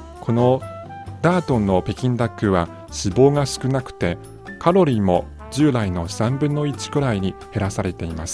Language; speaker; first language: Japanese; non-native, fluent; Chinese